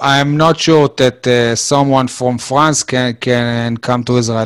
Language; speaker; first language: English; non-native, learner; Hebrew